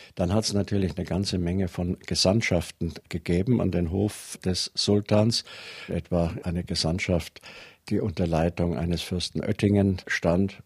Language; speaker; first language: German; native; German